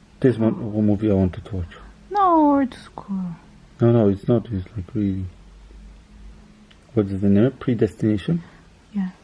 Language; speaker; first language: English; non-native, learner; Korean